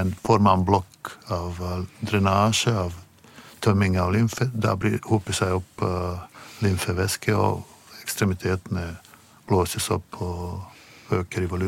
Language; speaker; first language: Norwegian; non-native, fluent; Bosnian